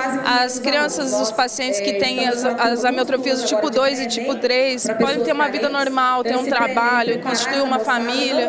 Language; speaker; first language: Portuguese; native; Portuguese